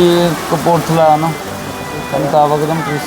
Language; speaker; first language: Filipino; non-native, learner; Punjabi